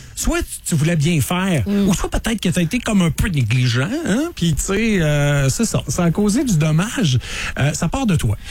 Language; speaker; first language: French; native; French